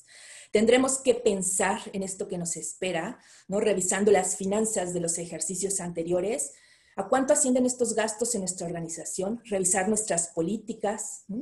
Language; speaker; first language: Spanish; native; Spanish